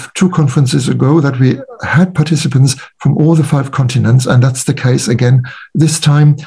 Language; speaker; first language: English; non-native, fluent; German